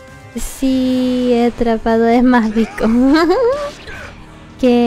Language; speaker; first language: Spanish; early bilingual, heritage; Spanish